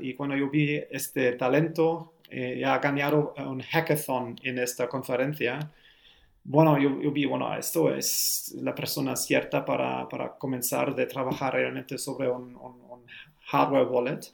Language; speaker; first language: Spanish; non-native, learner; German